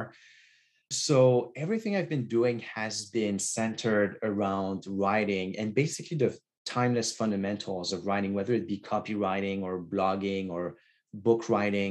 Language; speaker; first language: English; non-native, fluent; French